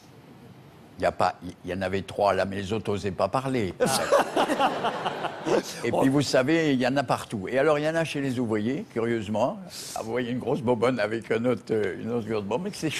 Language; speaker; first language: French; native; French